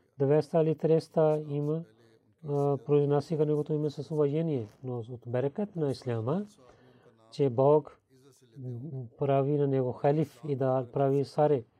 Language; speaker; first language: Bulgarian; non-native, learner; Urdu